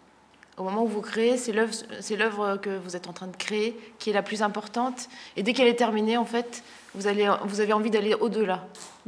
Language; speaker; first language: French; native; French